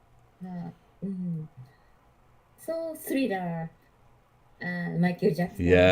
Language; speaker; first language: English; non-native, learner; Japanese